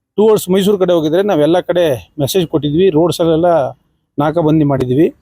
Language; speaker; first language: Kannada; native; Kannada